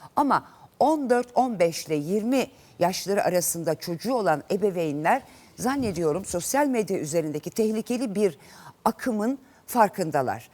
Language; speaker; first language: Turkish; native; Turkish